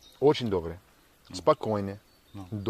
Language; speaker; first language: Russian; non-native, learner; English